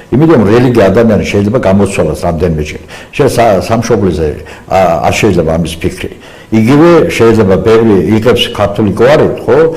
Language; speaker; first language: Georgian; non-native, local second language; Azerbaijani